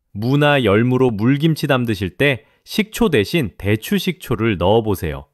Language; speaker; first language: Korean; native; Korean